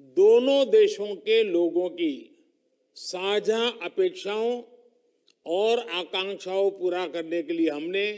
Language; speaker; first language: Hindi; non-native, local second language; Gujarati